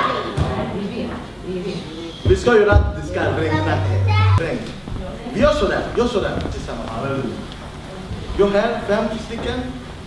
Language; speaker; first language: Swedish; non-native, learner; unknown